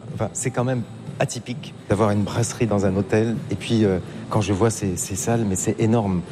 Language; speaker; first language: French; native; French